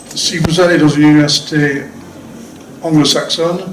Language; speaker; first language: French; non-native, fluent; English